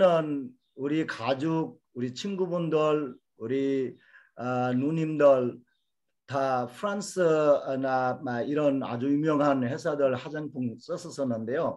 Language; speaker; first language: Korean; non-native, fluent; Bangla